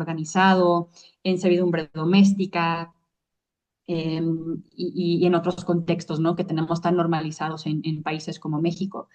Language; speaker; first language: Spanish; native; Spanish